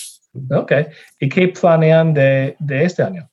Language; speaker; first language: Spanish; non-native, fluent; English